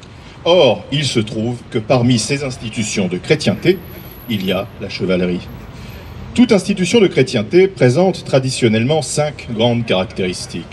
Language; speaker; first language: French; native; French